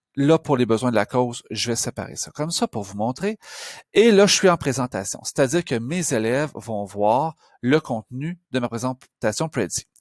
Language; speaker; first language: French; native; French